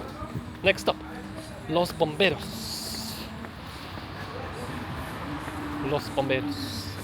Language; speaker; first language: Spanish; non-native, learner; Polish